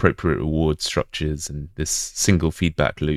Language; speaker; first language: English; native; English